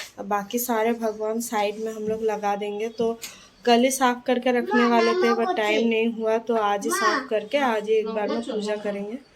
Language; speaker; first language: Hindi; non-native, local second language; Bangla